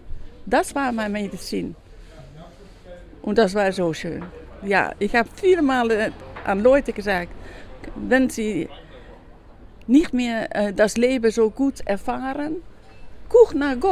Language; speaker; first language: German; non-native, learner; Dutch